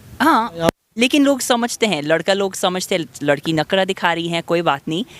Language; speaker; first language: Hindi; non-native, fluent; English